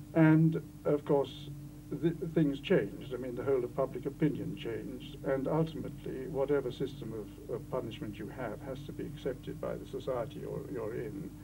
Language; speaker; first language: English; native; English